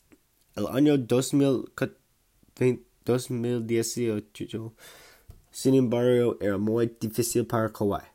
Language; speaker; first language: Spanish; non-native, learner; English